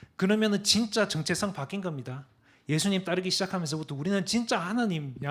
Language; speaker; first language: Korean; early bilingual, other home language; English